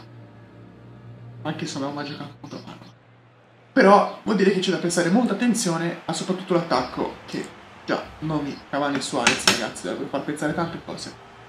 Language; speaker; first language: Italian; native; Italian